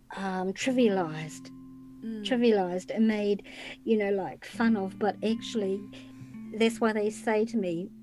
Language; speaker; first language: English; native; English